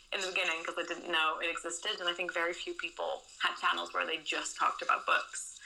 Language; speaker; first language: English; non-native, fluent; Dutch